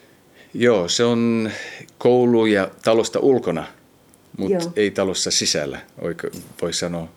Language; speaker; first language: Finnish; early bilingual, heritage; Finnish